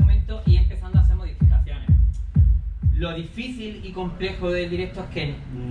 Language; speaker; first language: Spanish; native; Spanish